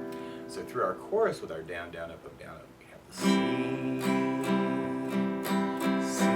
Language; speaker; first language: English; native; English